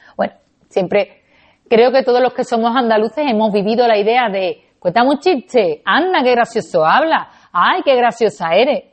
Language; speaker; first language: Spanish; native; Spanish